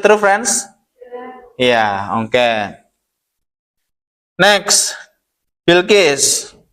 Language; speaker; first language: English; non-native, learner; Indonesian